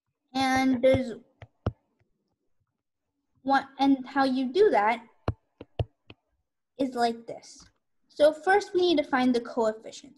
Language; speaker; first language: English; native; English